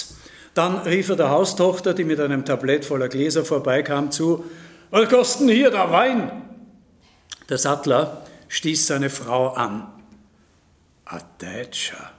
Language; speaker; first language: German; native; German